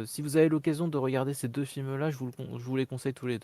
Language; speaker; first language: French; native; French